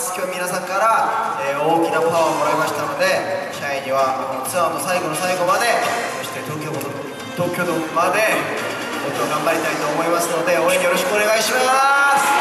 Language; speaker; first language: Japanese; non-native, fluent; Korean